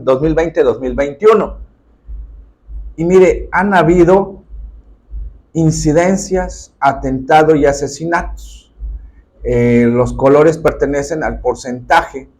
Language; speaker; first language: Spanish; native; Spanish